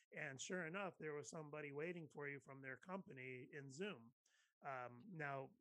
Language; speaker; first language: English; native; English